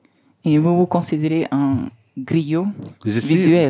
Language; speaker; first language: French; non-native, learner; Spanish